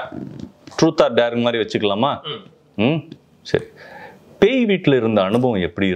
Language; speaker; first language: Tamil; native; Tamil